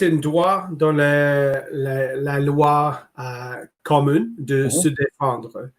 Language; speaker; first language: French; non-native, local second language; English